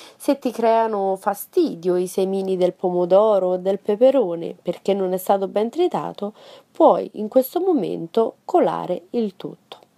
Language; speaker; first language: Italian; non-native, fluent; Spanish